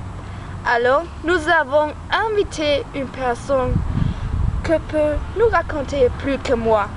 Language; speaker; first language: French; non-native, learner; German